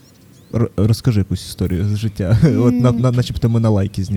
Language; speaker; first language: Ukrainian; native; Ukrainian